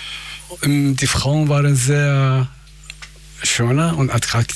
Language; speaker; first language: German; non-native, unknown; Persian